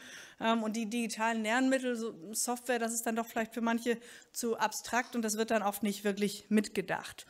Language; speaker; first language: German; native; German